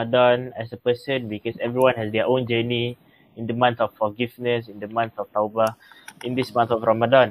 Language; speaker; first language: English; non-native, local second language; Malay